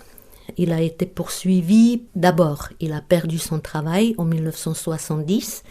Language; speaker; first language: French; non-native, fluent; Czech